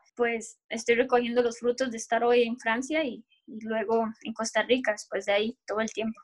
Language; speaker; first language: Spanish; native; Spanish